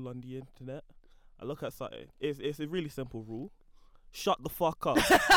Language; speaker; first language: English; native; English